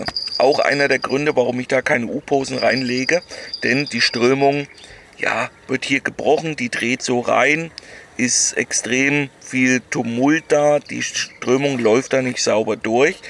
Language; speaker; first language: German; native; German